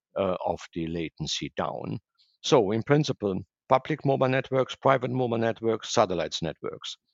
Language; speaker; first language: English; non-native, fluent; German